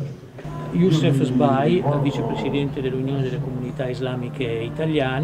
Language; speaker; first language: Italian; native; Italian